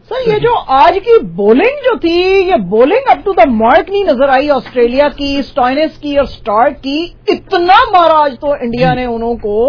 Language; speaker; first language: Hindi; non-native, local second language; Punjabi